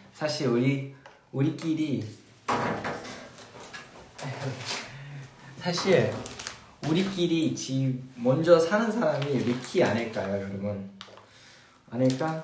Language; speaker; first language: Korean; early bilingual, heritage; Korean